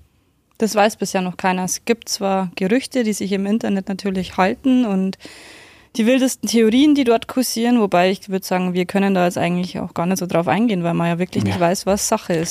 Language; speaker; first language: German; native; German